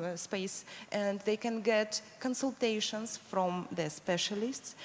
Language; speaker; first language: English; non-native, fluent; Russian